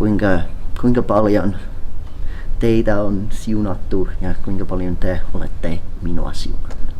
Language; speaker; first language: Finnish; non-native, fluent; English